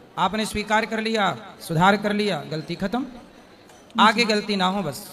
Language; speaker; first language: Hindi; native; Hindi